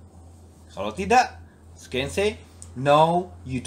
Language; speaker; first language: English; non-native, learner; Indonesian